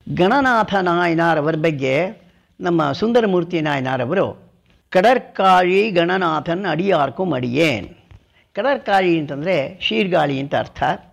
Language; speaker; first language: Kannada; non-native, local second language; Tamil